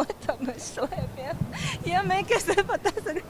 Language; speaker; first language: Hindi; non-native, fluent; Chinese